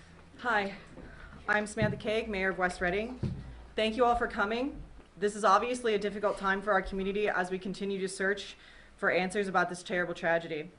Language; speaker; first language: English; native; English